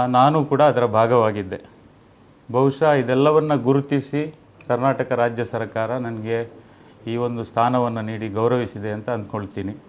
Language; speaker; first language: Kannada; non-native, local second language; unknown